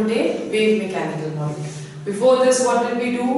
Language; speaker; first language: English; non-native, local second language; Hindi